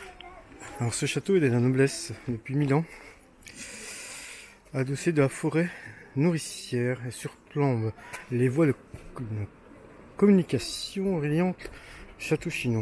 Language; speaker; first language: French; native; French